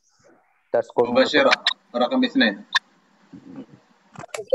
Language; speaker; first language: Arabic; non-native, fluent; Indonesian